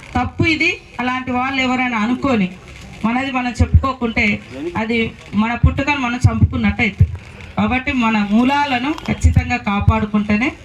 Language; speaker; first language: Telugu; non-native, local second language; Koya